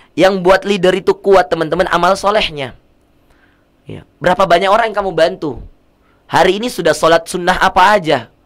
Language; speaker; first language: Indonesian; native; Indonesian